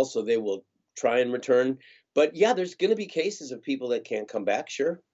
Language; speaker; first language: English; native; English